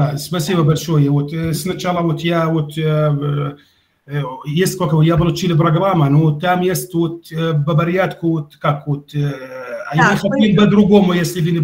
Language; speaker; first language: Russian; non-native, fluent; Arabic